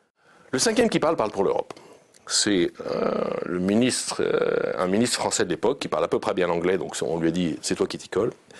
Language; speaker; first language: French; native; French